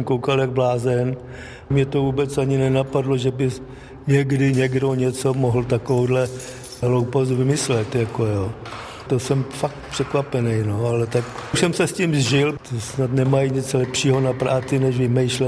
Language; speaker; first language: Czech; native; Czech